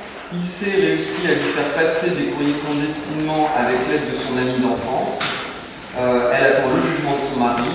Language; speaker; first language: French; native; French